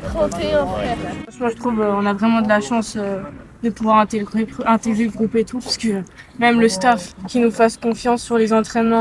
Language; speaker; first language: French; native; French